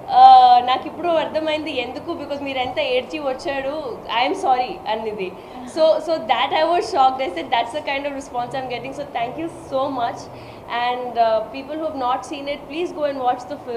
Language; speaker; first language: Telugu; non-native, local second language; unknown